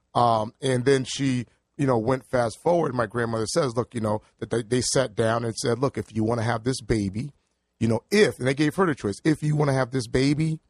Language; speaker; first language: English; native; English